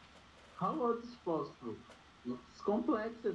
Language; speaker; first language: English; non-native, learner; Portuguese